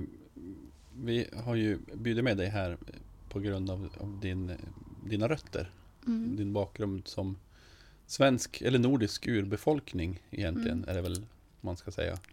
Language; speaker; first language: Swedish; native; Swedish